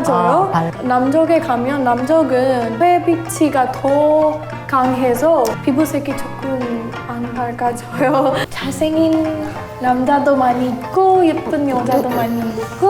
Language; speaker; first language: Korean; non-native, fluent; Hindi